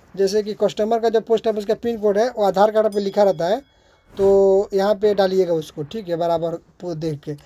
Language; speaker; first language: Hindi; native; Hindi